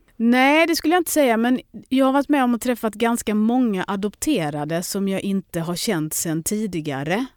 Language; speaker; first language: Swedish; early bilingual, other home language; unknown